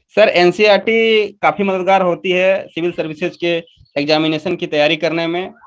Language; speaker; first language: Hindi; non-native, local second language; Magahi